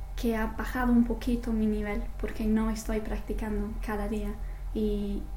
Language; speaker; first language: Spanish; non-native, fluent; English